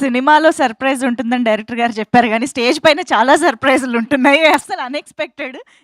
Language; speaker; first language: Telugu; native; Telugu